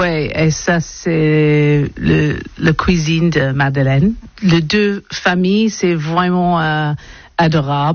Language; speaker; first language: French; non-native, learner; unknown